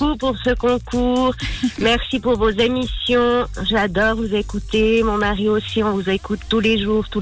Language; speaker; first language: French; native; French